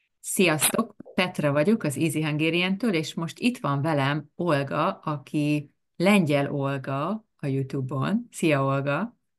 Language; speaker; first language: Hungarian; native; Hungarian